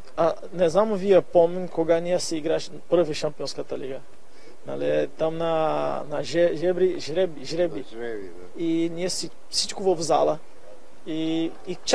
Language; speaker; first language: Bulgarian; non-native, learner; Portuguese